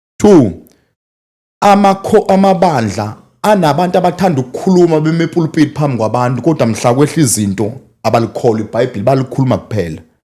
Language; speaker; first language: Zulu; native; Zulu